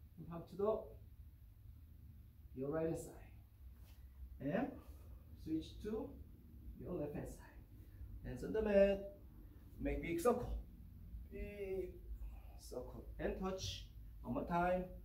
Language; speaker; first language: English; non-native, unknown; Korean